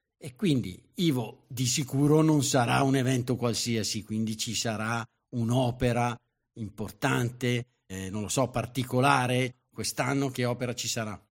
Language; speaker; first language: Italian; native; Italian